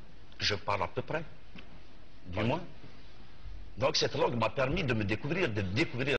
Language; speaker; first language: French; non-native, local second language; Kabyle